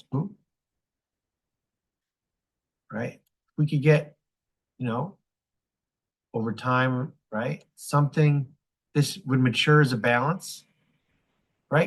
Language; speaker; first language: English; native; English